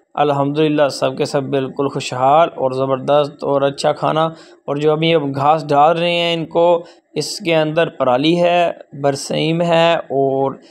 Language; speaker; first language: Urdu; non-native, local second language; Punjabi